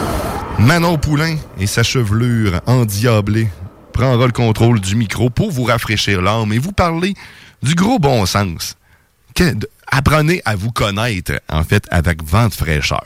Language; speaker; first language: French; native; French